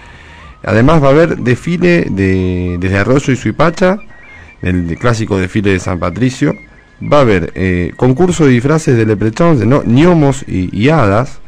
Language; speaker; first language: Spanish; native; Spanish